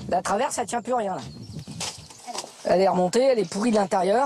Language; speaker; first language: French; native; French